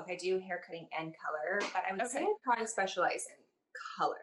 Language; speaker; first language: English; native; English